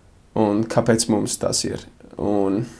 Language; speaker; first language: Latvian; non-native, fluent; English